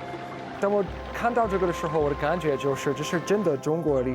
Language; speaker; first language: Chinese; non-native, learner; English